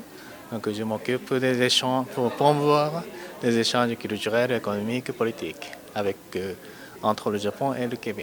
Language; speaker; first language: French; non-native, fluent; Japanese